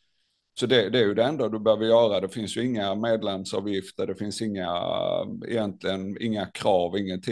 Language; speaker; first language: Swedish; native; Swedish